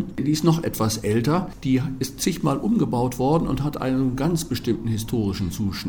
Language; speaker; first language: German; native; German